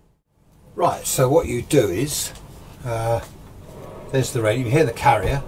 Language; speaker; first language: English; native; English